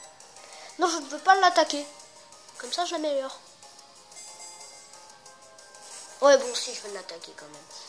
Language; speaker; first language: French; native; French